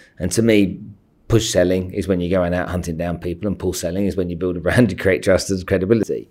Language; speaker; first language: English; native; English